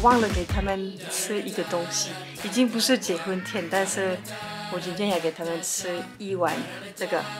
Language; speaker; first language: Chinese; non-native, fluent; French